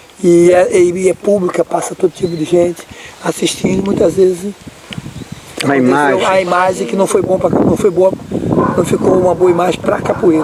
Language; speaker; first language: Portuguese; native; Portuguese